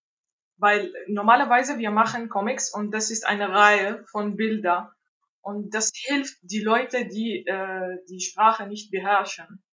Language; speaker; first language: German; non-native, learner; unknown